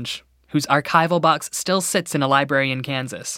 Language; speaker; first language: English; native; English